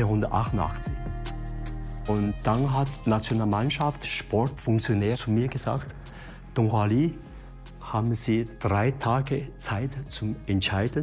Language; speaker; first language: German; non-native, learner; Chinese